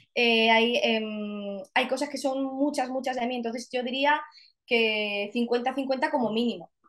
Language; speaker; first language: Spanish; native; Spanish